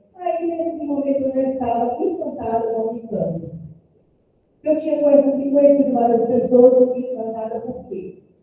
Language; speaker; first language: Portuguese; native; Portuguese